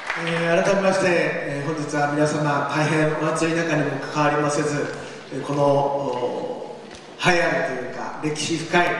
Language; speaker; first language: Japanese; native; Japanese